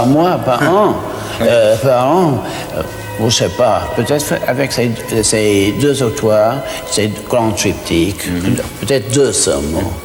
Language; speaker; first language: French; non-native, fluent; English